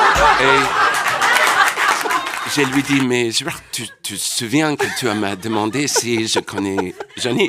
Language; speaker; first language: French; non-native, learner; English